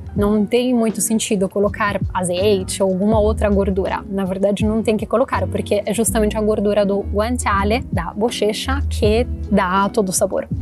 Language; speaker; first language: Portuguese; non-native, fluent; Italian